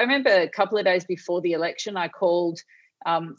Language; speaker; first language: English; native; English